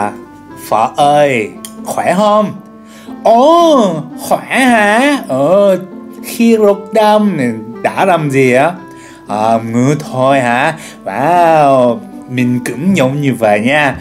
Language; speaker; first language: Vietnamese; non-native, learner; Japanese